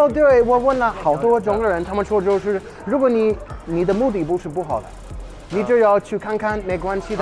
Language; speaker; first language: Chinese; non-native, learner; English